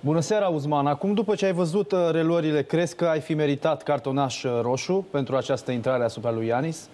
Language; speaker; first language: Romanian; native; Romanian